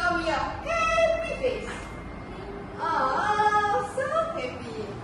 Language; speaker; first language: English; non-native, learner; Malay